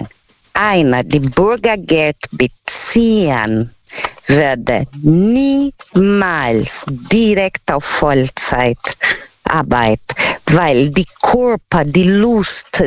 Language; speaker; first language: German; non-native, learner; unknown